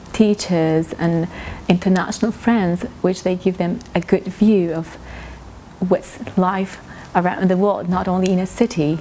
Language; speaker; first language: English; non-native, fluent; Kurdish